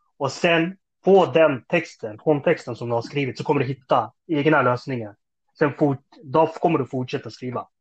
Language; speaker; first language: Swedish; early bilingual, other home language; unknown